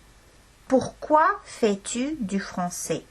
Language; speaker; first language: French; non-native, fluent; Estonian